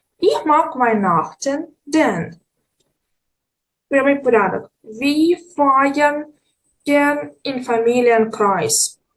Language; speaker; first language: German; non-native, fluent; Ukrainian